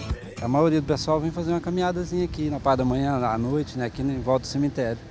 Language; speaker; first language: Portuguese; native; Portuguese